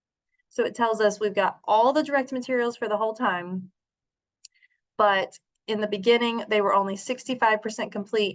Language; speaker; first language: English; native; English